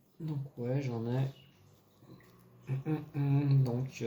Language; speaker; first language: French; native; French